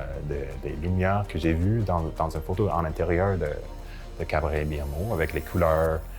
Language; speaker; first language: French; non-native, local second language; English